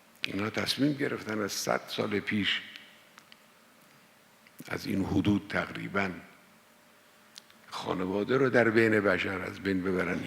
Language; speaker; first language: Persian; native; Persian